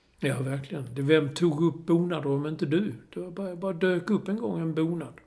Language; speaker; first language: Swedish; native; Swedish